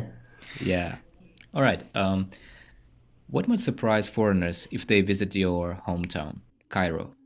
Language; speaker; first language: English; non-native, fluent; Tajik